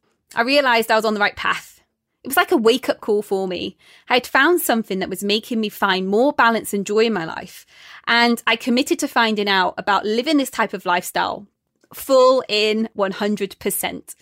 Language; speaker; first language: English; native; English